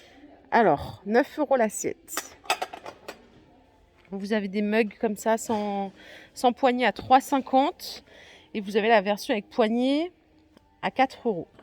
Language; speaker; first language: French; native; French